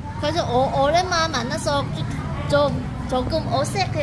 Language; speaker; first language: Korean; non-native, learner; Vietnamese